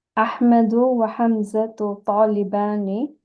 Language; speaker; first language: Arabic; non-native, learner; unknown